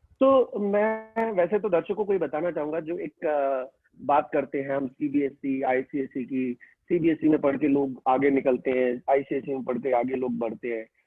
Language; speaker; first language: Hindi; native; Hindi